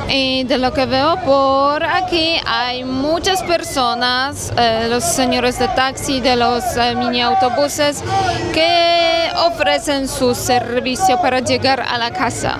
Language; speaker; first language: Spanish; non-native, fluent; Polish